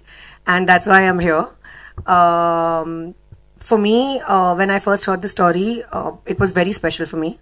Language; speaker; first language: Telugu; non-native, local second language; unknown